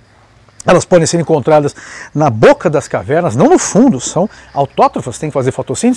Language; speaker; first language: Portuguese; native; Portuguese